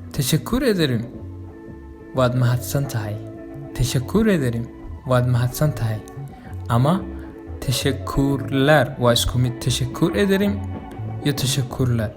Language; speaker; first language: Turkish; non-native, fluent; Somali